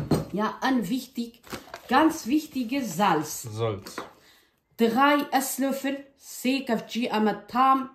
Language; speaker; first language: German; non-native, learner; Kurdish